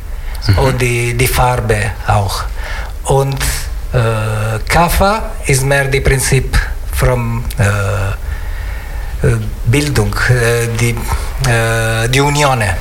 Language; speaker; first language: German; non-native, learner; Italian